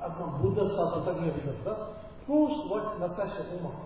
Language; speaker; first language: Russian; non-native, learner; Tibetan